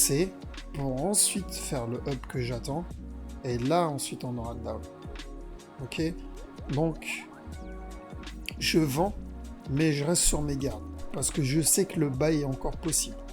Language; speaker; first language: French; native; French